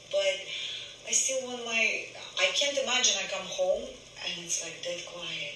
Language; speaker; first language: English; non-native, fluent; Ukrainian